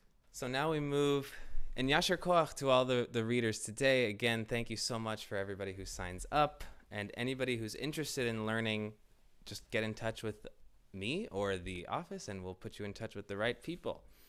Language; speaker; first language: English; native; English